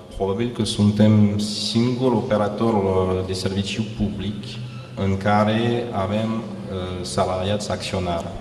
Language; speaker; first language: Romanian; non-native, fluent; French